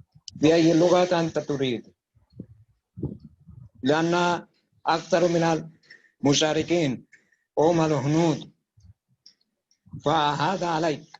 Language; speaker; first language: Arabic; non-native, fluent; Bangla